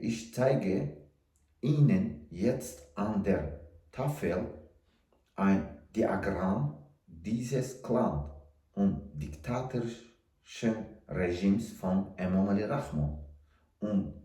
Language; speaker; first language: German; non-native, learner; Tajik